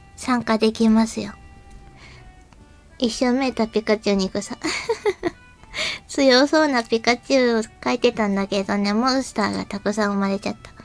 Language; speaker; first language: Japanese; native; Japanese